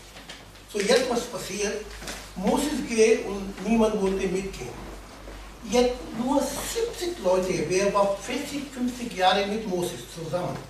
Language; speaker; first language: German; non-native, learner; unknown